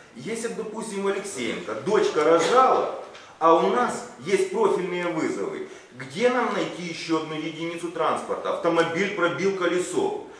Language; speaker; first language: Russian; non-native, local second language; Ukrainian